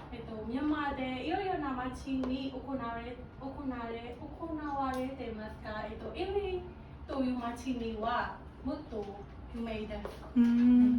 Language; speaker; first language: Japanese; non-native, learner; Burmese